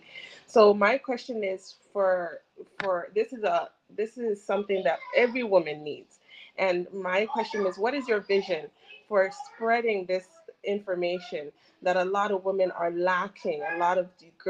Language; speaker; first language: English; non-native, local second language; Akan